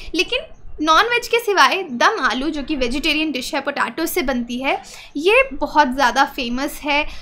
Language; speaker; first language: Hindi; native; Hindi